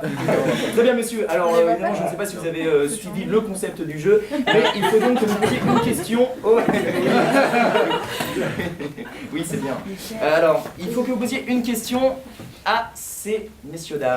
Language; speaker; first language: French; native; French